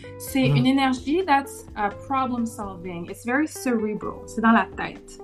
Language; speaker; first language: French; native; French